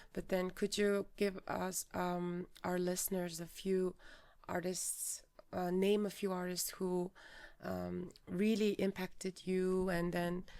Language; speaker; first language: English; non-native, fluent; Mongolian